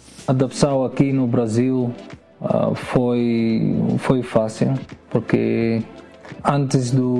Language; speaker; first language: Portuguese; non-native, learner; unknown